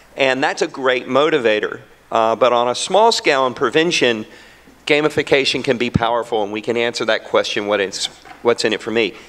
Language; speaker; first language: English; native; English